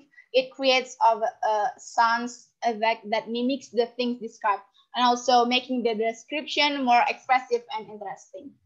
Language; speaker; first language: English; non-native, learner; Indonesian